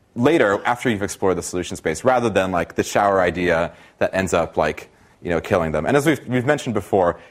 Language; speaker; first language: English; non-native, fluent; Portuguese